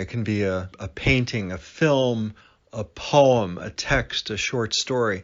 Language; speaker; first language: English; native; English